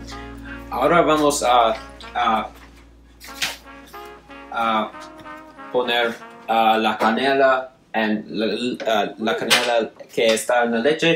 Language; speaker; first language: Spanish; non-native, learner; English